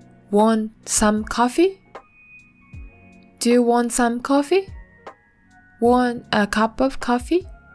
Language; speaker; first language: English; non-native, learner; Japanese